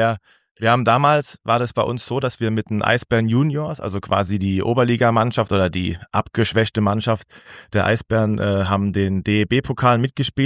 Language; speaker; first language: German; native; German